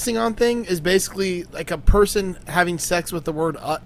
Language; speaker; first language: English; native; English